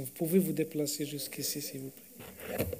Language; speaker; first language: French; non-native, local second language; Arabic